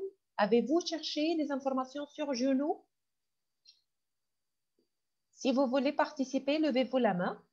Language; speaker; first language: French; non-native, fluent; Arabic